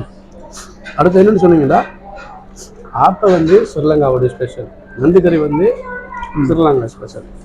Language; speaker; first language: Tamil; native; Tamil